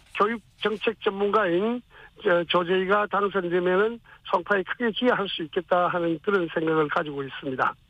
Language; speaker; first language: Korean; native; Korean